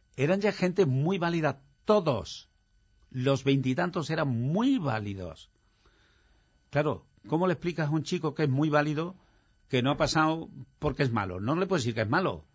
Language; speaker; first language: Spanish; native; Spanish